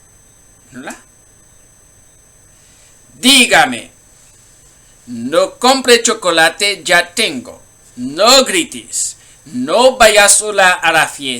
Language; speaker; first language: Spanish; non-native, learner; Haitian Creole